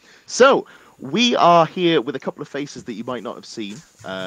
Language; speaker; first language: English; native; English